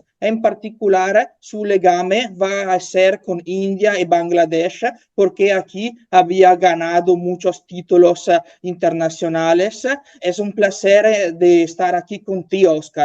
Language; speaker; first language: Spanish; non-native, learner; Italian